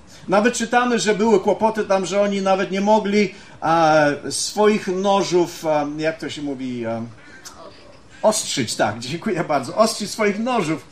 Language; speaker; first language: Polish; early bilingual, heritage; Polish